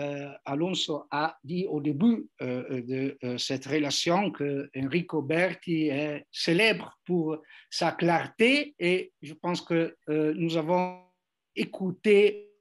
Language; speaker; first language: French; non-native, fluent; Italian